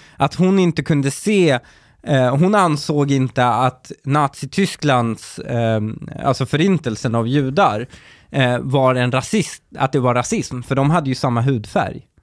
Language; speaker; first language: Swedish; early bilingual, other home language; Persian